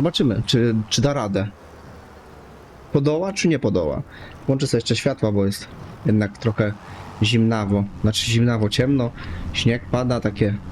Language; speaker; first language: Polish; native; Polish